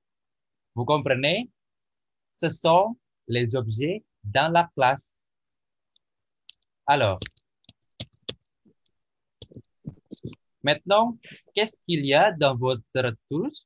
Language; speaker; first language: French; non-native, learner; Indonesian